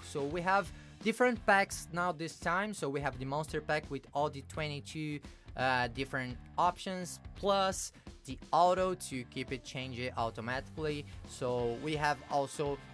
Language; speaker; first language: English; non-native, fluent; Portuguese